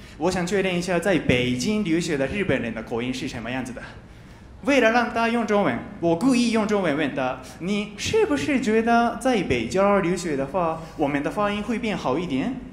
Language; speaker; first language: Chinese; non-native, fluent; Japanese